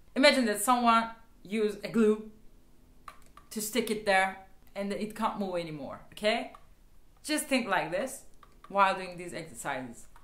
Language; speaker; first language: English; non-native, fluent; Turkish